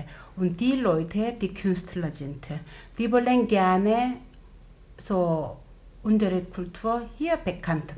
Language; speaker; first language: German; non-native, learner; Korean